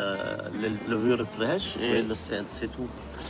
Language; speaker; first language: French; non-native, local second language; Arabic